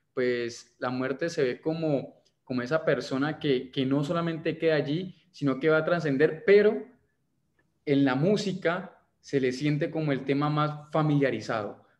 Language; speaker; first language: Spanish; native; Spanish